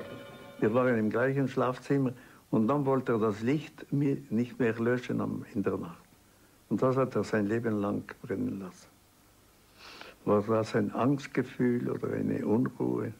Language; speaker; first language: German; non-native, local second language; Italian